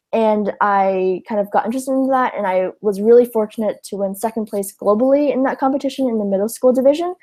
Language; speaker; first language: English; early bilingual, other home language; Cantonese